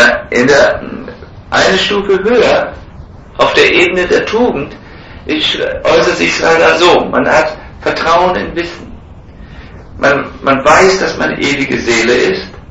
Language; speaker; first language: German; native; German